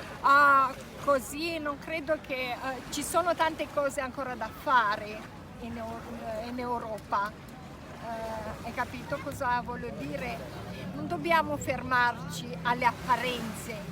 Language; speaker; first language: Italian; non-native, fluent; Romanian